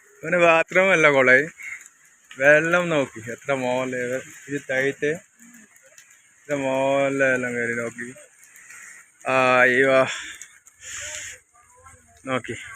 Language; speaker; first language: Malayalam; non-native, learner; Assamese